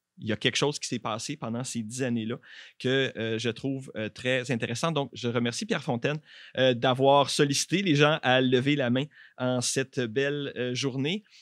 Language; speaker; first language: French; native; French